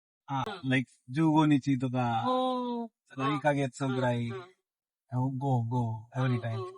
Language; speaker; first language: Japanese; non-native, learner; Hindi